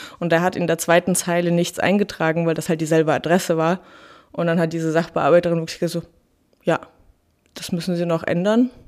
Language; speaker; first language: German; early bilingual, other home language; Russian